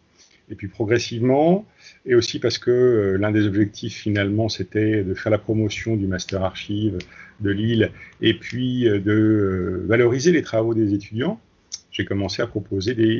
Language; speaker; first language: French; native; French